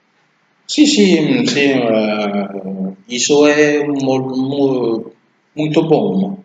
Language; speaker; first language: Portuguese; non-native, learner; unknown